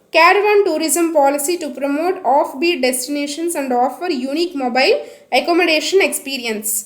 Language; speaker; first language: English; non-native, local second language; Telugu